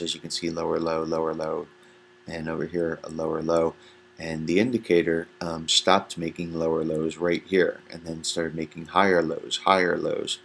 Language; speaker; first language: English; native; English